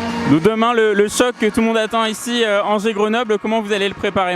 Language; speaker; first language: French; native; French